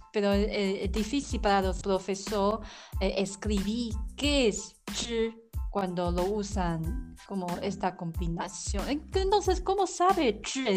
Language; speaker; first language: Spanish; non-native, learner; Chinese